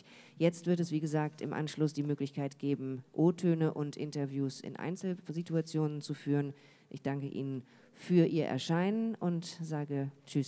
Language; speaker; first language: German; native; German